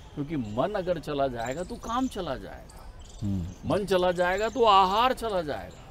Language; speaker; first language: Hindi; native; Hindi